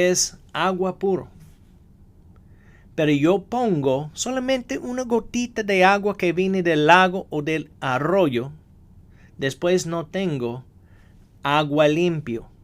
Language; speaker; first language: Spanish; non-native, fluent; English